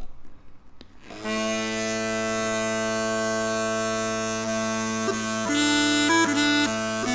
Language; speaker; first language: English; native; English